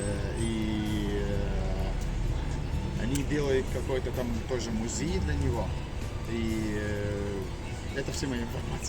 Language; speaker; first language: Russian; non-native, learner; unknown